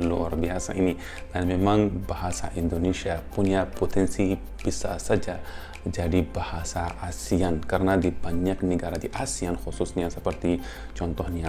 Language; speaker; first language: Indonesian; non-native, fluent; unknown